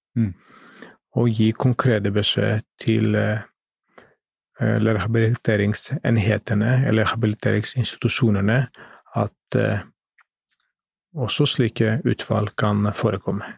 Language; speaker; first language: Norwegian; non-native, fluent; Greek